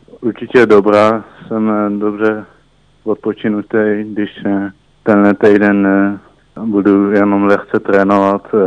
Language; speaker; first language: Czech; early bilingual, heritage; Czech